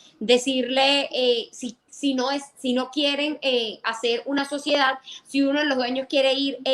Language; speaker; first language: Spanish; native; Spanish